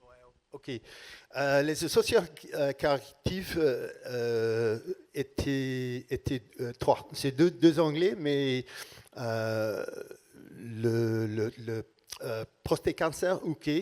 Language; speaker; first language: French; non-native, learner; English